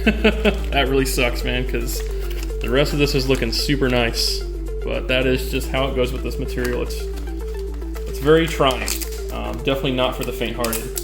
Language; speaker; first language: English; native; English